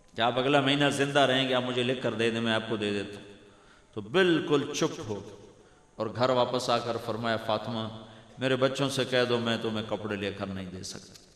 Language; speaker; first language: Urdu; non-native, local second language; Punjabi